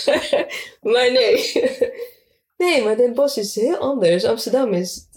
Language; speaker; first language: Dutch; non-native, fluent; Arabic